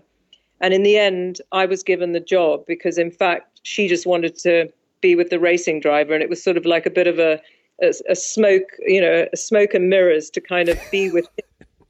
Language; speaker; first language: English; native; English